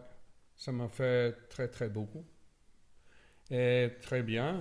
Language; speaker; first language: French; non-native, learner; Swedish